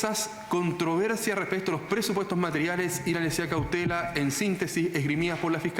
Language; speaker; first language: Spanish; native; Spanish